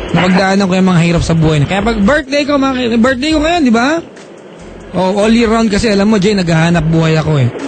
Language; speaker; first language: Filipino; non-native, local second language; Iloko